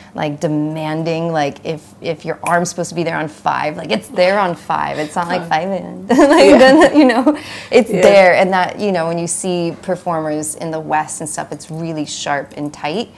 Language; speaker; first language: English; native; English